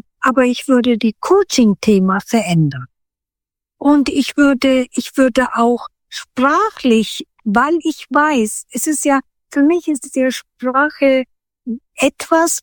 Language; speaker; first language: German; non-native, fluent; Turkish